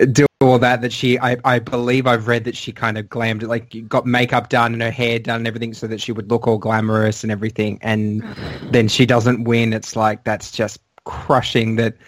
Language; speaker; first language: English; native; English